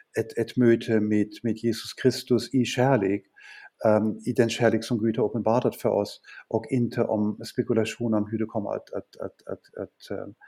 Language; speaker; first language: Swedish; non-native, fluent; German